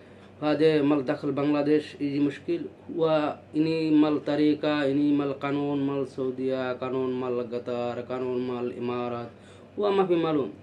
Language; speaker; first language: Arabic; non-native, learner; Bangla